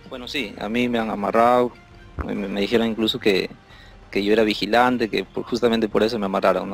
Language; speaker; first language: Spanish; native; Spanish